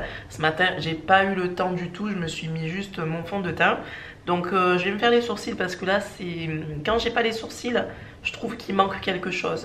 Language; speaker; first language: French; native; French